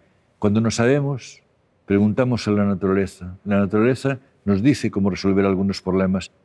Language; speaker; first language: Spanish; native; Spanish